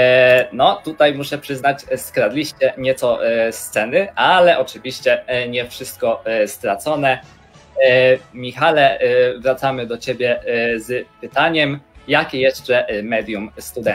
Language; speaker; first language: Polish; native; Polish